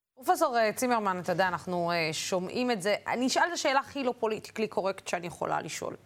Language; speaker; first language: Hebrew; non-native, local second language; Arabic